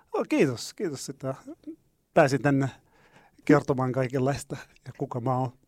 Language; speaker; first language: Finnish; non-native, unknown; Arabic